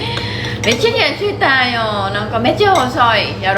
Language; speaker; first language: Japanese; non-native, learner; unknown